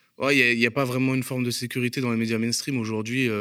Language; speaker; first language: French; native; French